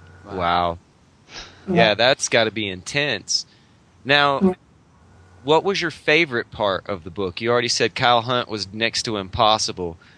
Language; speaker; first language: English; native; English